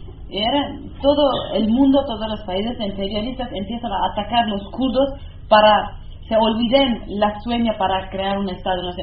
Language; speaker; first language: Spanish; non-native, learner; Kurdish